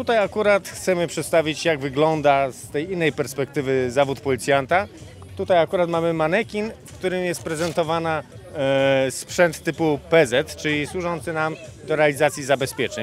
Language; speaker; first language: Polish; native; Polish